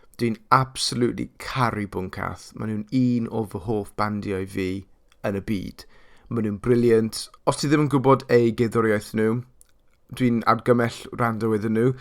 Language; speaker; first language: Welsh; non-native, local second language; English